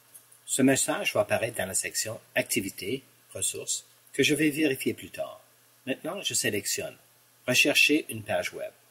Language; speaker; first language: French; non-native, local second language; English